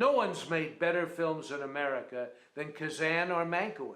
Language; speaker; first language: English; native; English